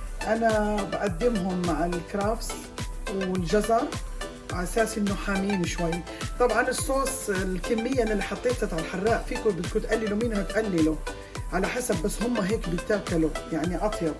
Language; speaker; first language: Arabic; native; Arabic